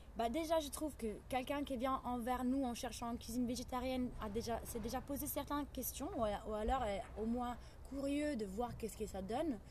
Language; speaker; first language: French; non-native, fluent; Italian